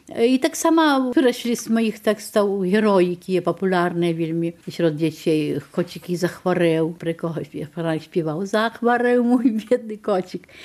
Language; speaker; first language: Belarusian; native; Belarusian